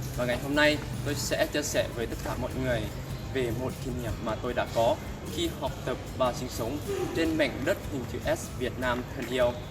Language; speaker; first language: Vietnamese; non-native, fluent; Lao